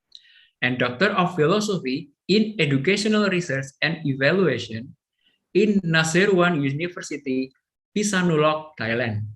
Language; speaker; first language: English; non-native, fluent; Indonesian